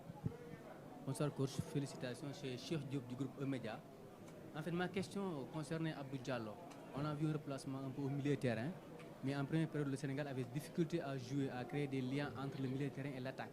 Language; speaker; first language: French; non-native, local second language; Wolof